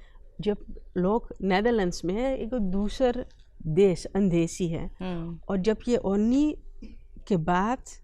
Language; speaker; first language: Hindi; early bilingual, heritage; Dutch